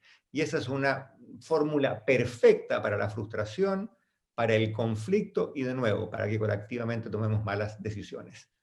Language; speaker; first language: Spanish; native; Spanish